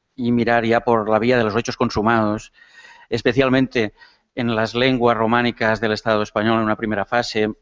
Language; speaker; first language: Spanish; non-native, local second language; Catalan